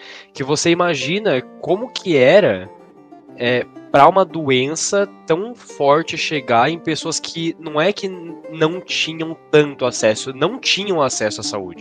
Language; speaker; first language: Portuguese; native; Portuguese